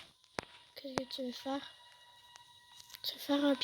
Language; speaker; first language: French; native; French